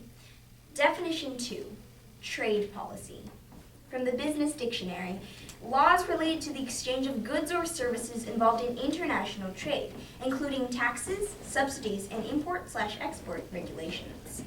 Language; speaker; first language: English; native; English